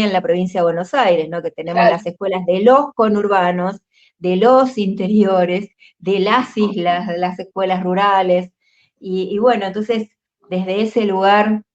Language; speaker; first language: Spanish; native; Spanish